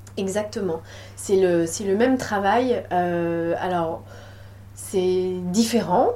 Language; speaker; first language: French; native; French